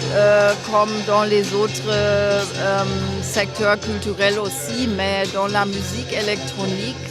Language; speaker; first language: French; non-native, fluent; German